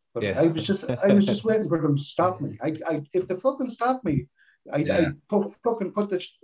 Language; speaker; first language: English; native; English